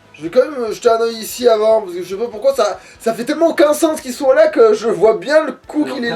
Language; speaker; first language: French; native; French